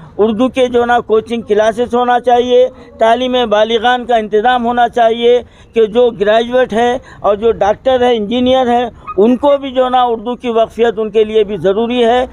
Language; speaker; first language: Urdu; native; Urdu